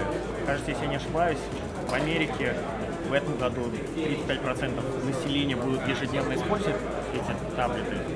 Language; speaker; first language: Russian; early bilingual, heritage; Russian